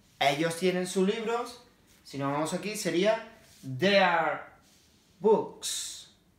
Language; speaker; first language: Spanish; native; Spanish